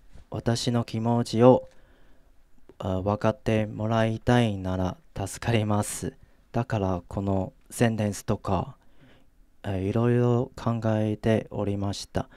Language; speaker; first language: Japanese; non-native, fluent; Chinese